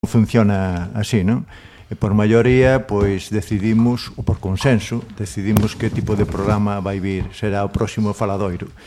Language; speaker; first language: Galician; non-native, local second language; Spanish